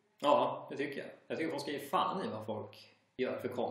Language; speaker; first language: Swedish; native; Swedish